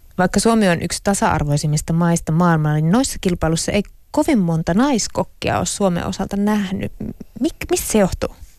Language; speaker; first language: Finnish; native; Finnish